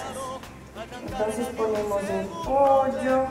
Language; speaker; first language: Spanish; non-native, learner; Portuguese